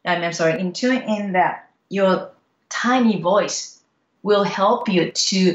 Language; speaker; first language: English; non-native, fluent; Japanese